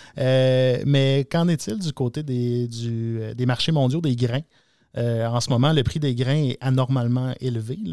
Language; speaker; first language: French; native; French